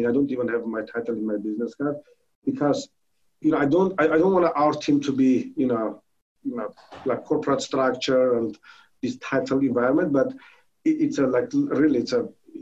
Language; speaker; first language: English; non-native, fluent; Armenian